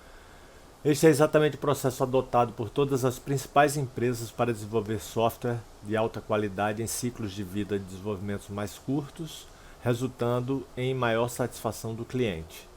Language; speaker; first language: Portuguese; native; Portuguese